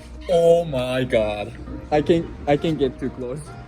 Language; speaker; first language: English; non-native, learner; Turkish